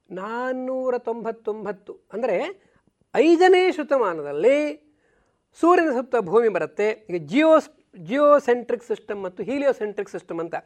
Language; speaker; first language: Kannada; native; Kannada